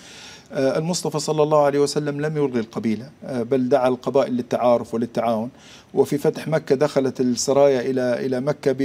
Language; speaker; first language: Arabic; native; Arabic